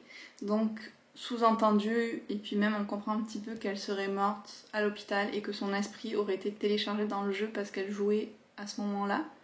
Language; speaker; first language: French; native; French